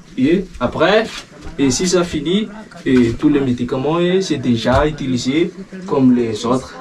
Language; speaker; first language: French; non-native, learner; Malagasy